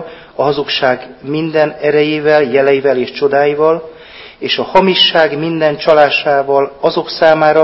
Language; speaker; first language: Hungarian; native; Hungarian